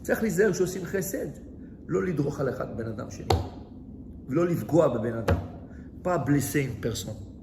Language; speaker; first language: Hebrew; non-native, fluent; French